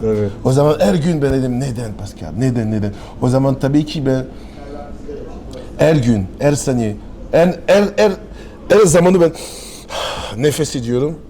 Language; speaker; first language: Turkish; non-native, learner; French